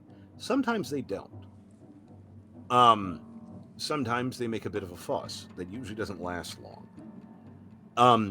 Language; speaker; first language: English; native; English